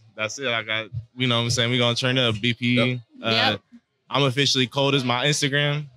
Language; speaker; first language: English; native; English